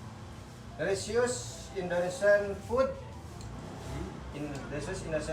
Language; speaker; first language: English; non-native, learner; Sundanese